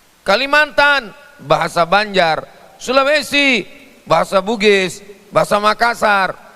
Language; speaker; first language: Indonesian; native; Indonesian